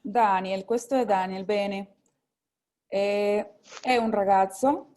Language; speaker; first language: Italian; non-native, fluent; Spanish